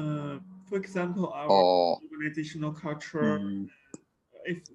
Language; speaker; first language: English; non-native, local second language; Chinese